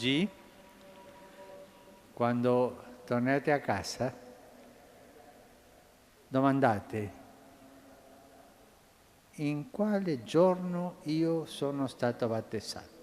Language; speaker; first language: Italian; non-native, fluent; Spanish